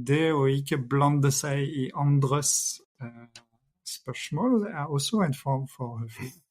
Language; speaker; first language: Norwegian; non-native, fluent; French